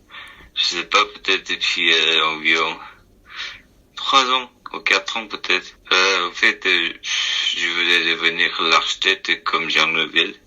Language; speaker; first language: French; non-native, learner; Korean